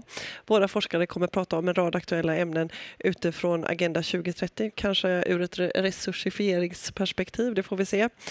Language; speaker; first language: Swedish; native; Swedish